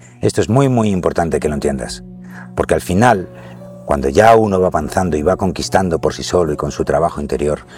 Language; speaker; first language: Spanish; native; Spanish